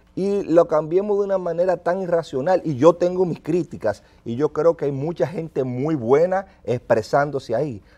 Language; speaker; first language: Spanish; native; Spanish